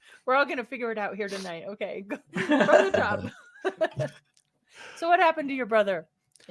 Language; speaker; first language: English; native; English